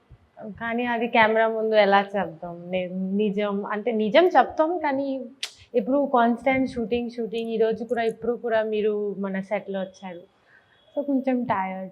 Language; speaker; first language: Telugu; non-native, learner; Bangla